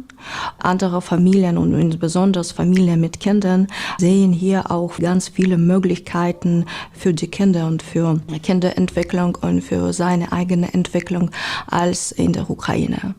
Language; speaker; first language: German; non-native, learner; Ukrainian